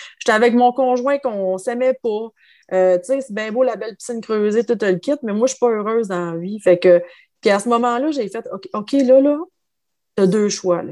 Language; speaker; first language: French; native; French